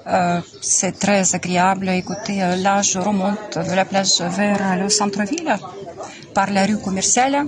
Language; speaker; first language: French; non-native, fluent; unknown